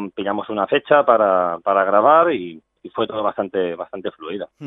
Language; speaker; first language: Spanish; non-native, local second language; Catalan